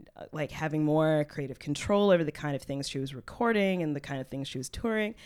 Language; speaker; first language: English; native; English